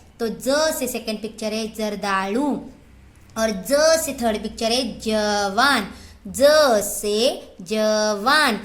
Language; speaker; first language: Hindi; non-native, local second language; Marathi